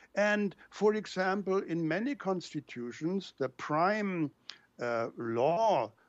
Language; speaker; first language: English; non-native, fluent; German